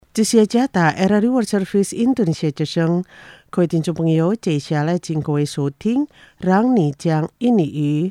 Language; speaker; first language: Chinese; early bilingual, heritage; Chinese